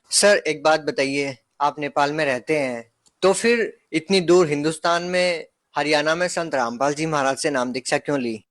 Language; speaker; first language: Hindi; native; Hindi